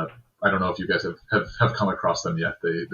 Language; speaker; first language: English; native; English